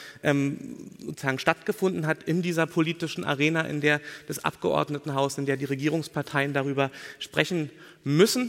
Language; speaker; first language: German; native; German